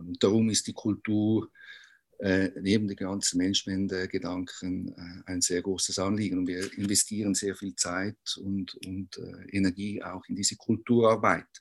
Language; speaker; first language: German; native; German